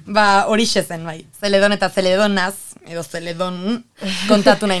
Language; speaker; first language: Basque; native; Basque